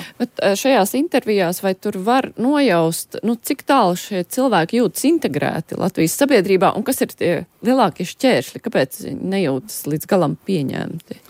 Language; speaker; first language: Latvian; native; Latvian